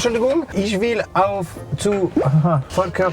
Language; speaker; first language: German; non-native, learner; French